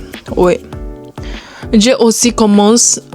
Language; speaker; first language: French; non-native, learner; Japanese